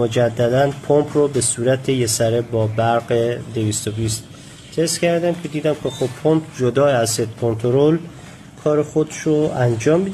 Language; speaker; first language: Persian; native; Persian